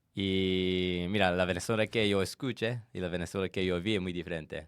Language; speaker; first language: Spanish; non-native, learner; English